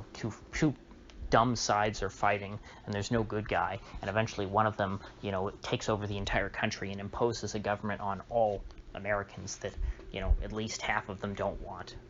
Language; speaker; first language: English; native; English